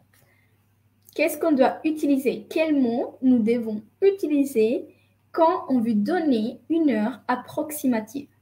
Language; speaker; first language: French; non-native, fluent; Spanish